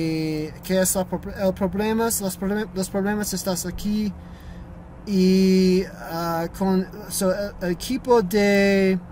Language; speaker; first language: Spanish; non-native, learner; English